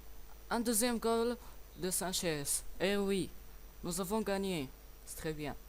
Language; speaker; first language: French; non-native, learner; English